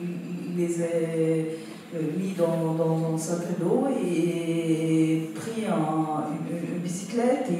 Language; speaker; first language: French; non-native, fluent; Italian